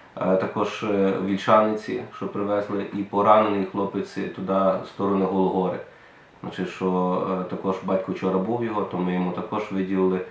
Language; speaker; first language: Ukrainian; native; Ukrainian